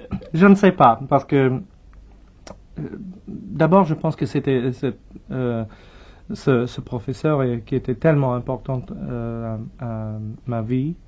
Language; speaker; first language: French; non-native, fluent; English